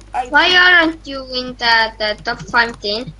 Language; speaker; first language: English; non-native, learner; Estonian